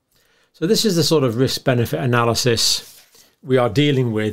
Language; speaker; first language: English; native; English